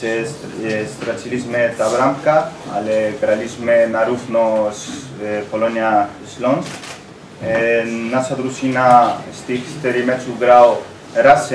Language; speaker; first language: Polish; non-native, learner; Spanish